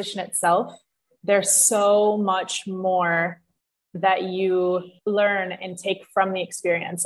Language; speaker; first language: English; native; English